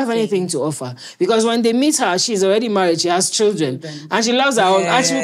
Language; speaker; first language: English; native; English